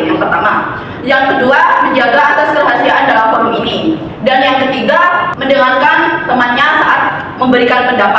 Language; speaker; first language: Indonesian; native; Indonesian